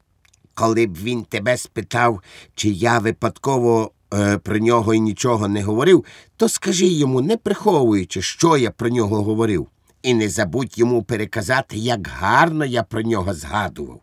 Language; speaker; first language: Ukrainian; native; Ukrainian